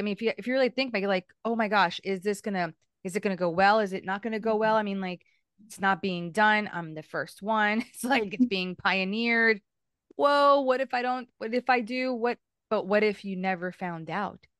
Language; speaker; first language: English; native; English